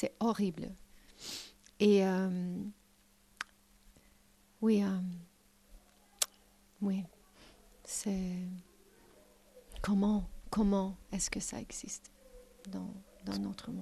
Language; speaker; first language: French; non-native, learner; English